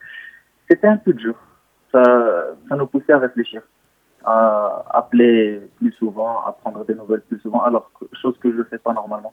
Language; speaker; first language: French; non-native, local second language; Arabic